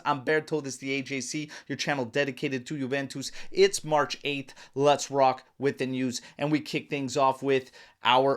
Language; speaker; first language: English; native; English